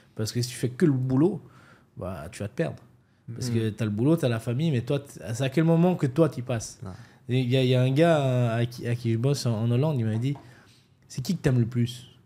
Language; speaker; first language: French; native; French